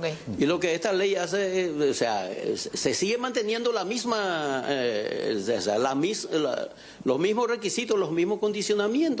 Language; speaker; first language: Spanish; native; Spanish